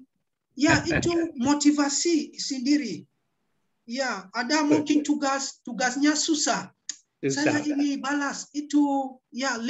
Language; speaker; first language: Indonesian; non-native, learner; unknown